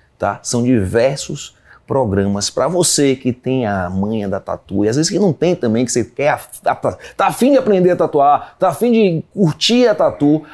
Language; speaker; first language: Portuguese; native; Portuguese